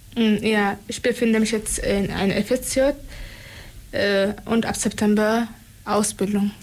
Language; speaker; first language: German; non-native, fluent; Tigrinya